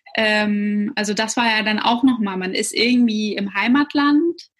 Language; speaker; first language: German; early bilingual, other home language; Russian